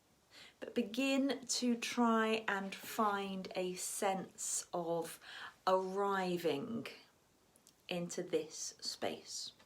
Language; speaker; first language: English; native; English